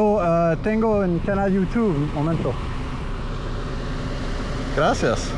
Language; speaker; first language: Spanish; non-native, learner; English